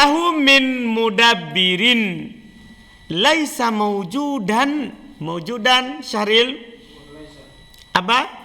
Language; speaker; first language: Arabic; non-native, fluent; Indonesian